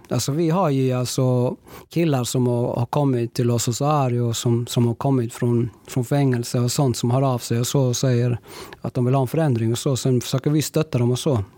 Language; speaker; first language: Swedish; early bilingual, other home language; Spanish